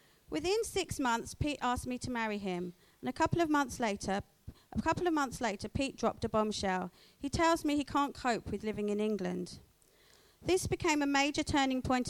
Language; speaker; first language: English; native; English